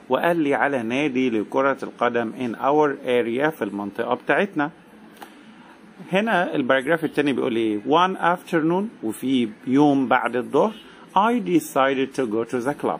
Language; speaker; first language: Arabic; native; Arabic